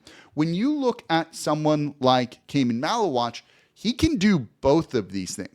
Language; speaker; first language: English; native; English